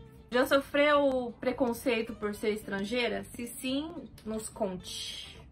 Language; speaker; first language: Portuguese; native; Portuguese